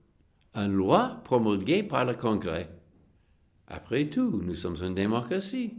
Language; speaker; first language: French; non-native, fluent; English